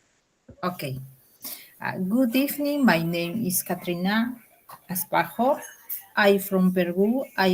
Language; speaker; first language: English; non-native, learner; Spanish